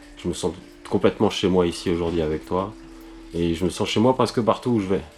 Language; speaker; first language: French; native; French